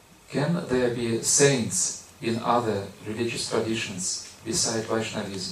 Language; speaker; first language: English; non-native, fluent; Russian